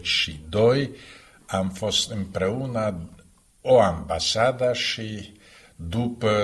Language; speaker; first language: Romanian; non-native, fluent; Slovak